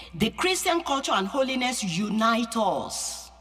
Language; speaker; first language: English; non-native, local second language; Yoruba